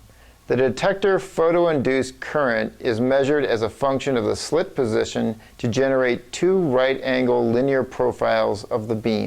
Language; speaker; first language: English; native; English